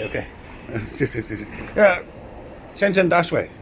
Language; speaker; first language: Chinese; non-native, learner; English